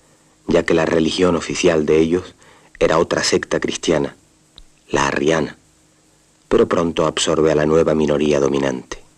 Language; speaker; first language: Spanish; native; Spanish